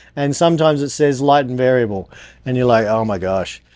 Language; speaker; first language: English; native; English